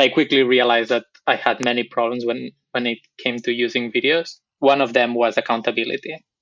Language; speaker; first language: English; non-native, fluent; Spanish